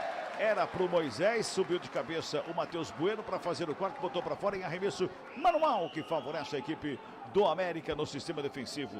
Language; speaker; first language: Portuguese; native; Portuguese